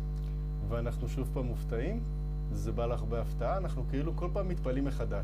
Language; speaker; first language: Hebrew; native; Hebrew